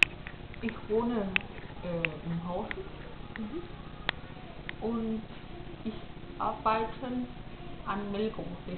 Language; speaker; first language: German; non-native, learner; Danish